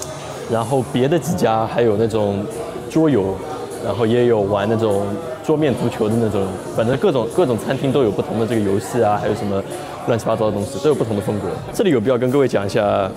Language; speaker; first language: Chinese; native; Chinese